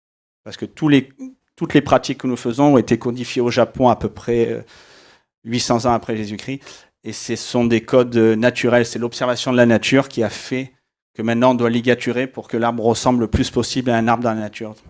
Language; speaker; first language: French; native; French